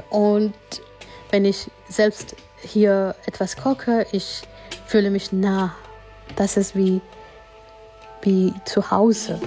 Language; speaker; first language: German; non-native, learner; Gujarati